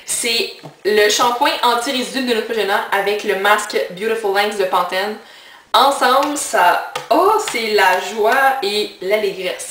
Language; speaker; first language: French; native; French